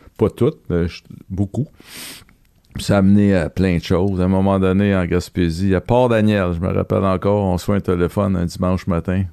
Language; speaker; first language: French; native; French